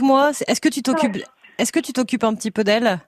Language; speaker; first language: French; native; French